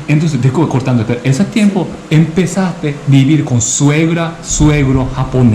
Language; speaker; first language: Spanish; non-native, learner; Japanese